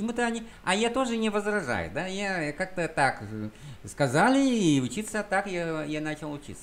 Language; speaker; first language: Russian; non-native, fluent; Vietnamese